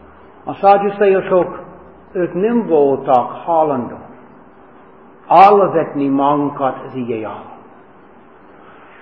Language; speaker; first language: Hungarian; non-native, fluent; English